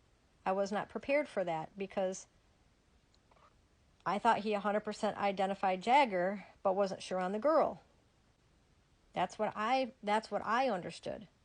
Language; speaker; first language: English; native; English